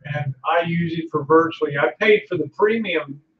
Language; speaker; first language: English; native; English